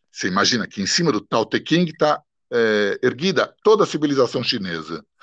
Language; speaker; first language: Portuguese; early bilingual, other home language; Italian